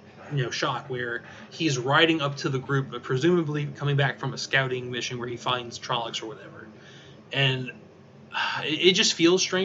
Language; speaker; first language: English; native; English